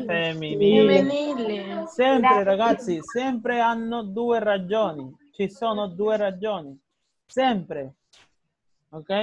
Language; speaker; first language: Italian; non-native, learner; Spanish